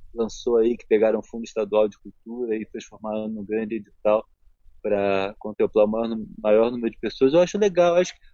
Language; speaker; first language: Portuguese; native; Portuguese